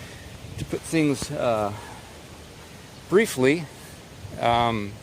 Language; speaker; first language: English; native; English